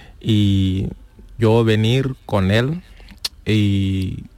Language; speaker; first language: Spanish; non-native, learner; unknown